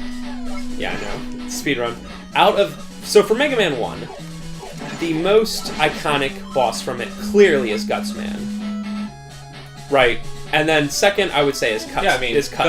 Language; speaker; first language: English; native; English